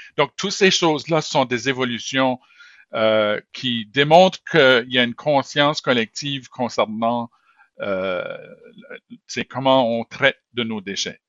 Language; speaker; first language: French; native; French